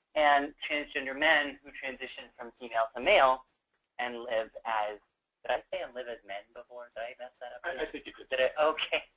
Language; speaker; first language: English; native; English